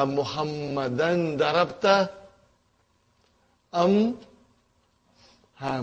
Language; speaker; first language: Arabic; non-native, fluent; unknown